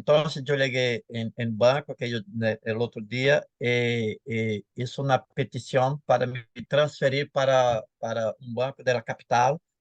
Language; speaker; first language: Spanish; non-native, fluent; Portuguese